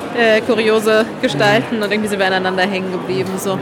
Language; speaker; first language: German; non-native, fluent; Catalan